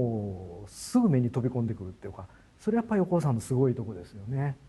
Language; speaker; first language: Japanese; native; Japanese